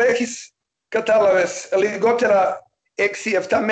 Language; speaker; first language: Greek; non-native, learner; Serbian